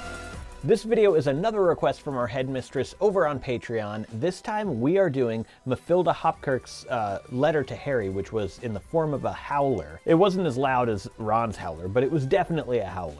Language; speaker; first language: English; native; English